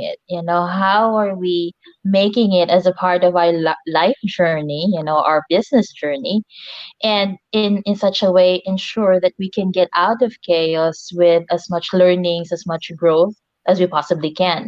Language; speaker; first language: English; non-native, local second language; Filipino